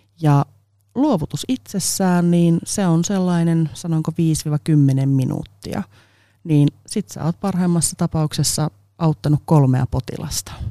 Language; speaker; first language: Finnish; non-native, local second language; Swedish